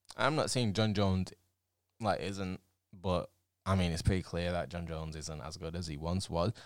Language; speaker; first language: English; native; English